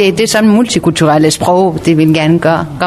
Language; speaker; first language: Danish; non-native, learner; Persian